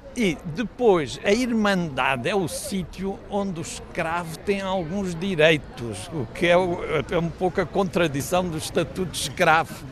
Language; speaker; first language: Portuguese; native; Portuguese